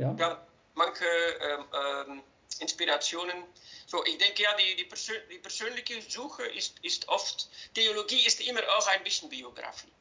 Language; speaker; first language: German; non-native, fluent; Dutch